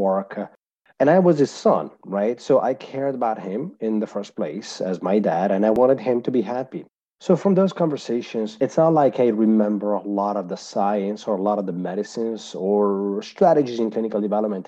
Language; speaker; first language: English; non-native, fluent; Italian